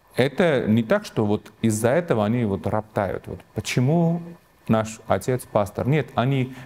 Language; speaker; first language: Russian; non-native, local second language; Armenian